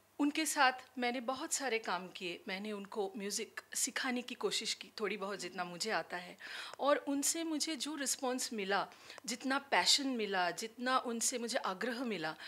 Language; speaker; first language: Hindi; non-native, local second language; Bangla